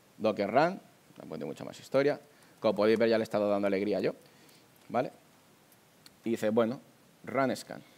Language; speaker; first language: Spanish; native; Spanish